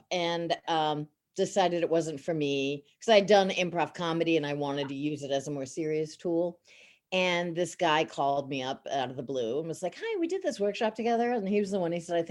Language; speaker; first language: English; native; English